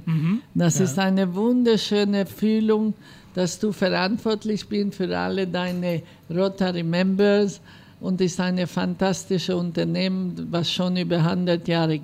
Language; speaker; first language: German; non-native, fluent; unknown